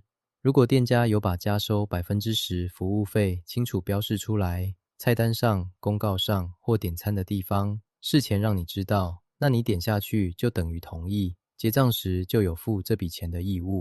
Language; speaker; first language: Chinese; native; Chinese